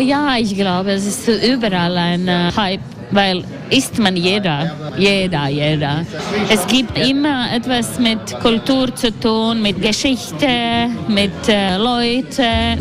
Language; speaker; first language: German; non-native, learner; Latvian